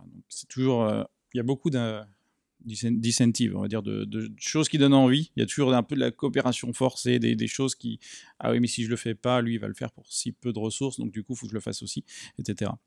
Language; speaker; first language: French; native; French